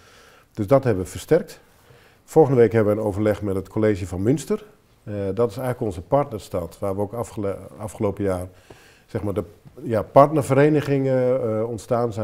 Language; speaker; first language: Dutch; native; Dutch